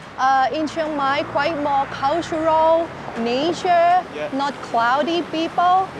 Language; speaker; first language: English; non-native, learner; Thai